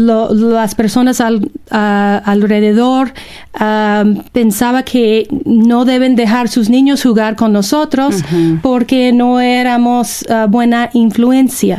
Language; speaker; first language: Spanish; non-native, fluent; English